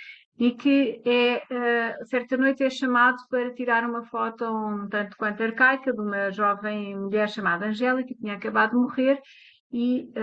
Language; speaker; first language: Portuguese; native; Portuguese